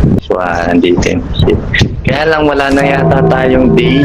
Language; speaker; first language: Filipino; native; Filipino